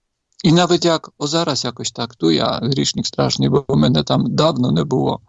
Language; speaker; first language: Polish; non-native, learner; Ukrainian